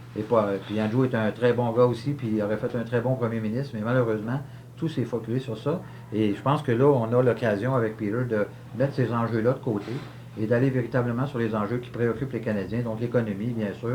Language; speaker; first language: French; native; French